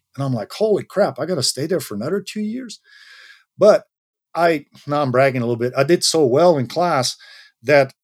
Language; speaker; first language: English; non-native, fluent; Dutch